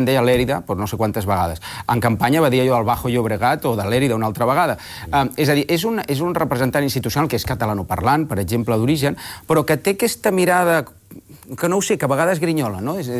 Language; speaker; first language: Catalan; non-native, local second language; Spanish